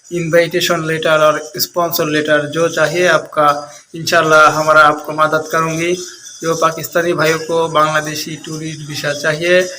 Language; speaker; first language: Hindi; non-native, learner; Bangla